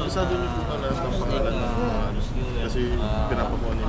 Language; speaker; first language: Filipino; native; Filipino